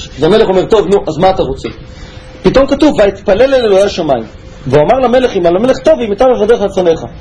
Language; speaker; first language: Hebrew; native; Hebrew